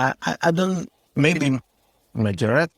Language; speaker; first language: English; non-native, learner; Indonesian